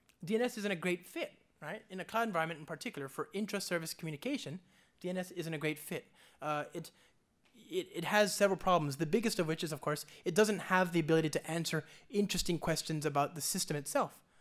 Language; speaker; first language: English; native; English